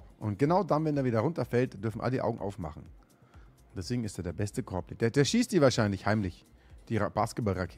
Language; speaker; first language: German; native; German